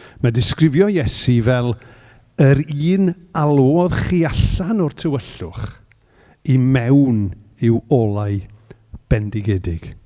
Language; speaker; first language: Welsh; native; Welsh